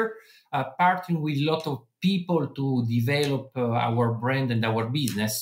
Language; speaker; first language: English; non-native, fluent; Italian